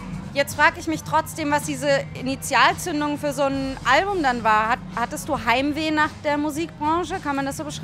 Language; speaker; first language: German; native; German